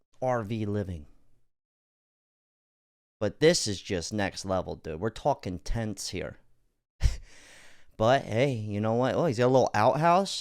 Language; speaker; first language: English; native; English